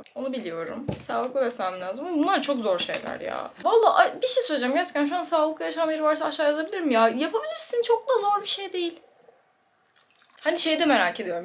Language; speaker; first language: Turkish; native; Turkish